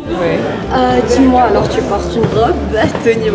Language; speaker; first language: French; native; French